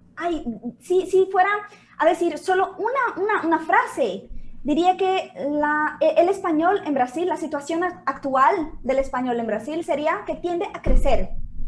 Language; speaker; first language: Spanish; non-native, fluent; Portuguese